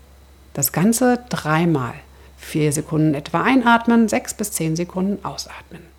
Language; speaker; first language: German; native; German